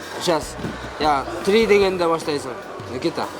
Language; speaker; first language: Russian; non-native, local second language; Kyrgyz